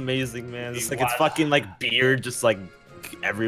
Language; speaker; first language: English; native; English